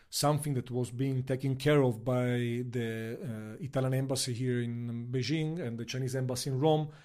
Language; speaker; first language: English; non-native, fluent; Italian